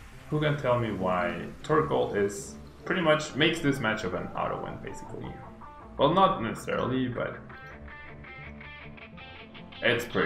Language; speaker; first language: English; non-native, fluent; Spanish